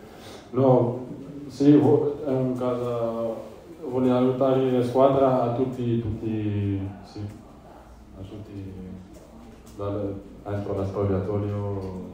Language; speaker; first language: Italian; non-native, learner; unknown